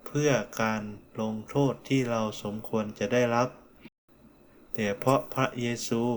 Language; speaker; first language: Thai; non-native, fluent; Korean